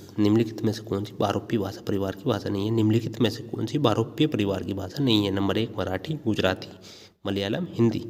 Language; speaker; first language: Hindi; native; Hindi